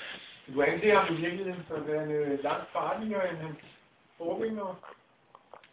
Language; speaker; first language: Danish; native; Danish